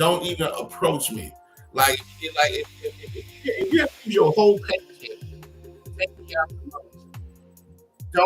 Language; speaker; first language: English; native; English